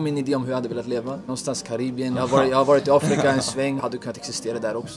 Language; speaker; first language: Swedish; native; Swedish